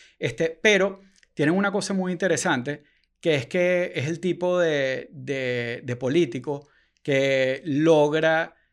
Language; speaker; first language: Spanish; native; Spanish